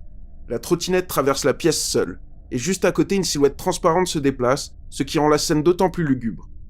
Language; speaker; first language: French; native; French